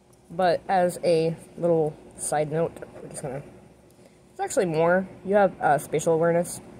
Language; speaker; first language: English; native; English